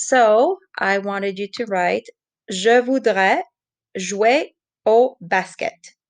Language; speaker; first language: French; non-native, fluent; English